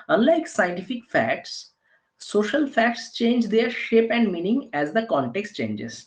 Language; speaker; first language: English; non-native, local second language; Bangla